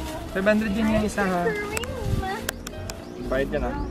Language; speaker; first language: Filipino; native; Filipino